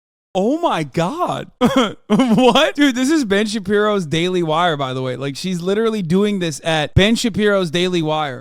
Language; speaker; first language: English; native; English